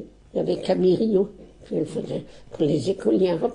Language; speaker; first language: French; non-native, local second language; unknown